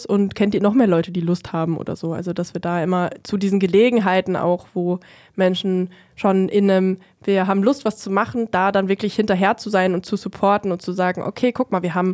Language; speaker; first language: German; native; German